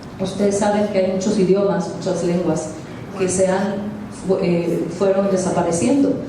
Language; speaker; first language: Spanish; non-native, fluent; Hebrew